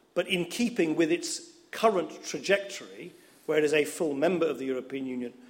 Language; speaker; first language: English; early bilingual, other home language; Dutch